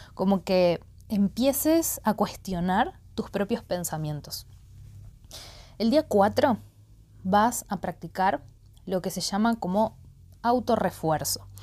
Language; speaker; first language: Spanish; native; Spanish